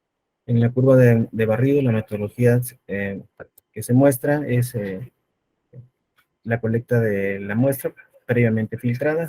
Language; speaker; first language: Spanish; native; Spanish